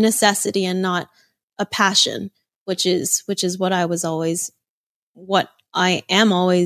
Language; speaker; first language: English; native; English